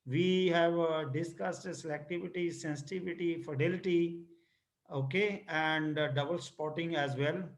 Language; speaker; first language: English; non-native, local second language; Punjabi